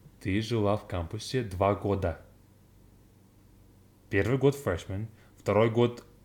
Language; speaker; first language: Russian; non-native, learner; English